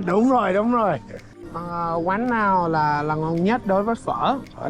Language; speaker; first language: Vietnamese; non-native, learner; English